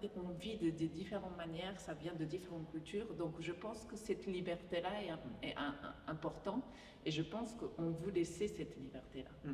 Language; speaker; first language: French; non-native, fluent; Japanese